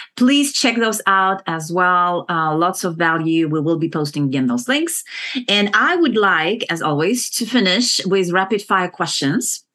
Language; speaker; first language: English; non-native, fluent; Kazakh